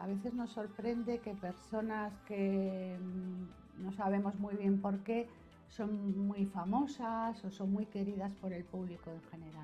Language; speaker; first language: Spanish; native; Spanish